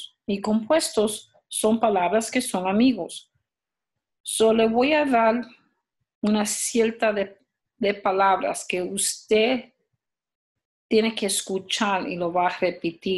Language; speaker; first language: Spanish; early bilingual, heritage; Spanish